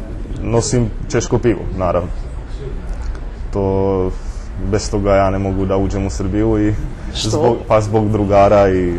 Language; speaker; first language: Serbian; non-native, fluent; Czech